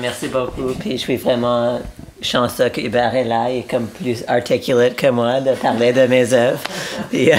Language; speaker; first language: French; non-native, local second language; English